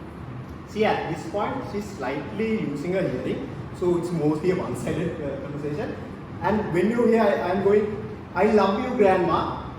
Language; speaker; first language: English; non-native, local second language; Sinhala